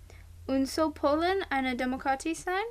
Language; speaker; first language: German; non-native, learner; English